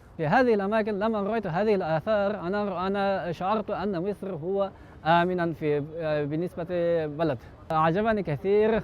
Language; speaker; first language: Egyptian Arabic; non-native, learner; Kyrgyz